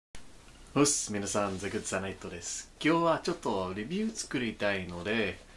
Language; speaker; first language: Japanese; non-native, learner; English